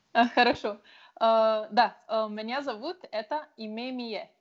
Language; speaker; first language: Russian; non-native, learner; Slovenian